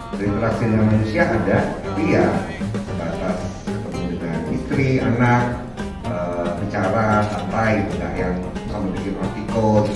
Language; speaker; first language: Indonesian; non-native, local second language; Minangkabau